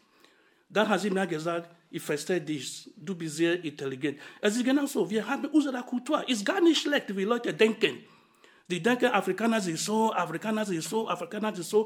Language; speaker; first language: German; non-native, fluent; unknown